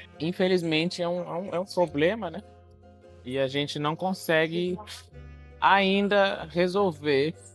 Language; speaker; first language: Portuguese; non-native, local second language; Kabuverdianu